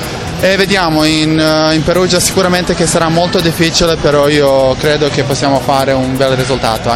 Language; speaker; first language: Italian; non-native, fluent; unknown